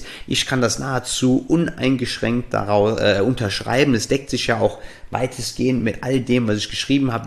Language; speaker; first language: German; native; German